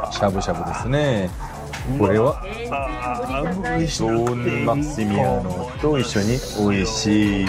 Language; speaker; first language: Japanese; non-native, fluent; Korean